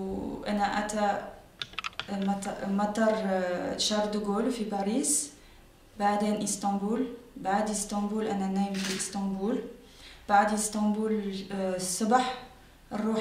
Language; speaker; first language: Arabic; non-native, learner; French